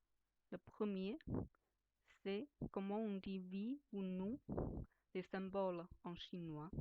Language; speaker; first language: French; non-native, fluent; Chinese